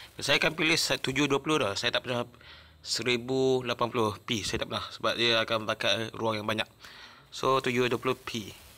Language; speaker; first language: Malay; native; Malay